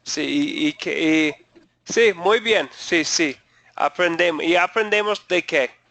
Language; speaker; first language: Spanish; non-native, fluent; English